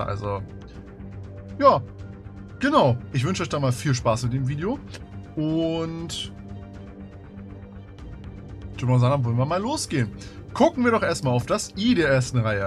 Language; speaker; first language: German; native; German